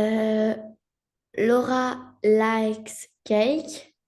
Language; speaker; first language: English; non-native, learner; French